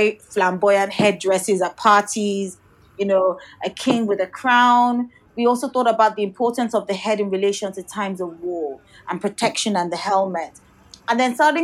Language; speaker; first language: English; non-native, local second language; Yoruba